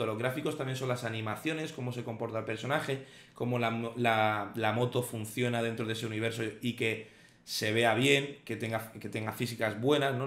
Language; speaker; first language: Spanish; native; Spanish